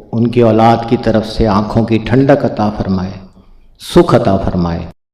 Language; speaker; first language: Urdu; native; Urdu